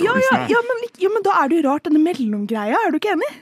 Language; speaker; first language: Norwegian; native; Norwegian